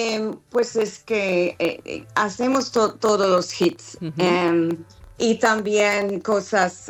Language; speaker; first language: Spanish; non-native, fluent; English